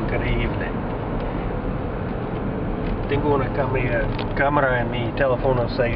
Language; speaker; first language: Spanish; non-native, learner; Portuguese